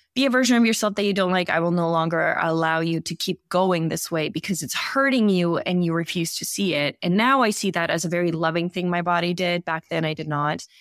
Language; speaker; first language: English; early bilingual, other home language; Bosnian